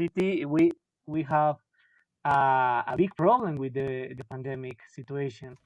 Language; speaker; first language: English; non-native, learner; Spanish